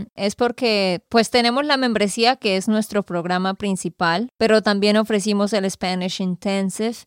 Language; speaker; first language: Spanish; native; Spanish